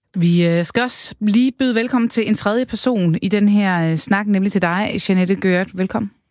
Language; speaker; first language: Danish; native; Danish